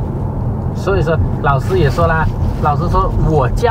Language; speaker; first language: Chinese; native; Chinese